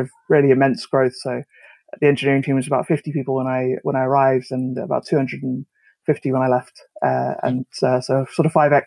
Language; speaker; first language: English; native; English